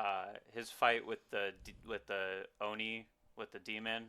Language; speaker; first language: English; native; English